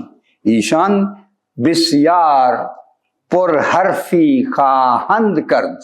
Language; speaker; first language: Persian; non-native, fluent; Urdu